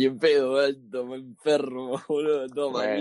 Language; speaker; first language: Spanish; native; Spanish